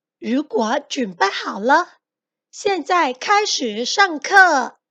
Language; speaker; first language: Chinese; non-native, fluent; Thai